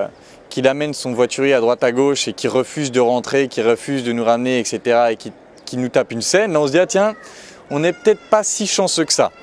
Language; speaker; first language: French; native; French